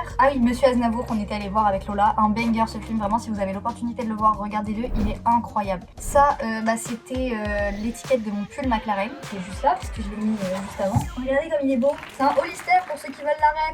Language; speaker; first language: French; native; French